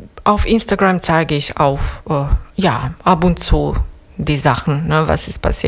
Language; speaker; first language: German; non-native, fluent; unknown